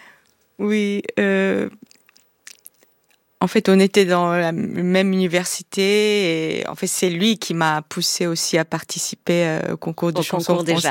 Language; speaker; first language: French; non-native, fluent; Korean